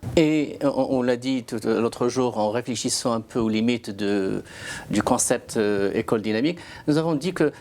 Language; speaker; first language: French; non-native, local second language; Arabic